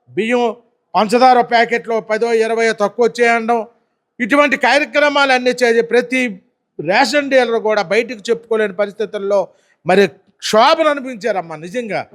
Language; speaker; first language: Telugu; native; Telugu